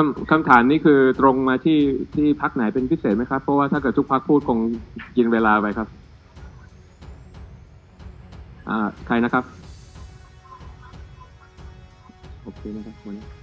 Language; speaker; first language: Thai; native; Thai